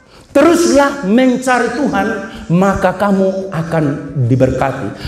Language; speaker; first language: Indonesian; non-native, local second language; Batak Toba